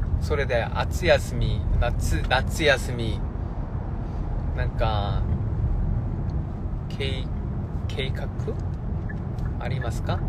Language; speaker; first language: Japanese; non-native, fluent; Korean